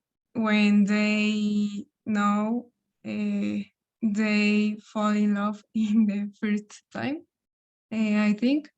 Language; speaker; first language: English; non-native, learner; Spanish